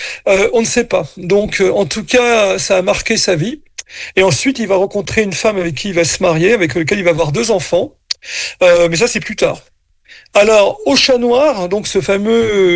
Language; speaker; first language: French; native; French